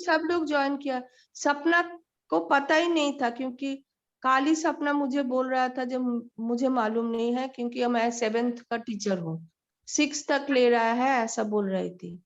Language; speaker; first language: Hindi; non-native, local second language; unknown